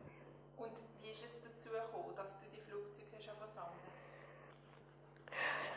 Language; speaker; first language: German; native; German